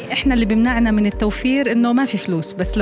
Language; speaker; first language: Arabic; native; Arabic